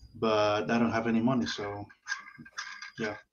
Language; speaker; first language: English; non-native, learner; Spanish